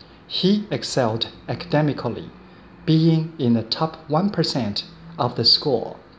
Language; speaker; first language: English; non-native, fluent; Chinese